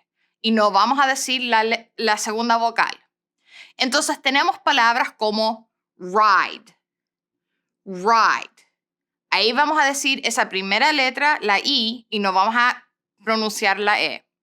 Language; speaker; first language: Spanish; non-native, fluent; English